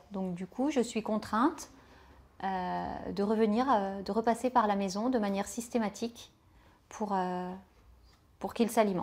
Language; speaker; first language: French; native; French